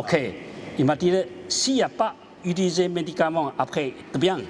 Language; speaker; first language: French; non-native, learner; Chinese